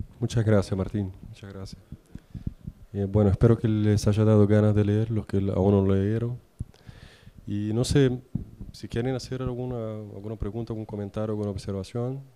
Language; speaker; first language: Spanish; non-native, fluent; Portuguese